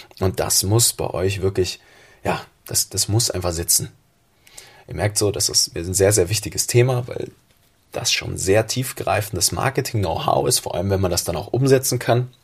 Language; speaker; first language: German; native; German